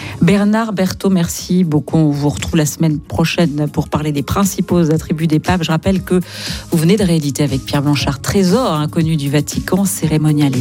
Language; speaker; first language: French; native; French